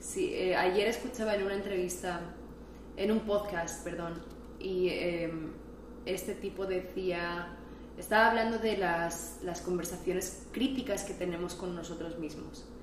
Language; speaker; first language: Spanish; native; Spanish